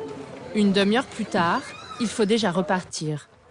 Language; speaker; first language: French; native; French